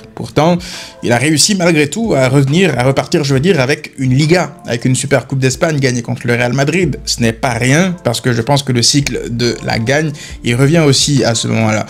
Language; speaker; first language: French; native; French